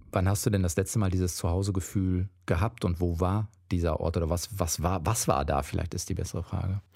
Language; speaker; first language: German; native; German